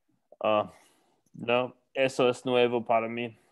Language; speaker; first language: Spanish; non-native, learner; English